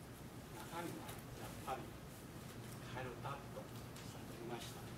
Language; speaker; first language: Japanese; non-native, fluent; Chinese